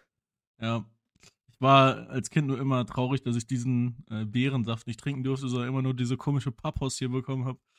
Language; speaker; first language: German; native; German